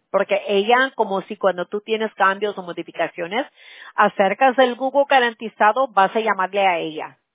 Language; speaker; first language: Spanish; early bilingual, heritage; Spanish